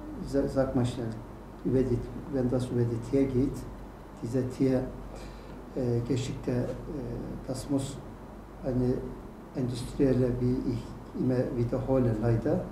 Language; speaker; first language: German; non-native, learner; Turkish